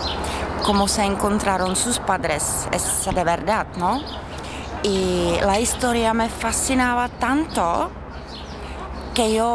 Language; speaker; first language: Spanish; non-native, learner; Czech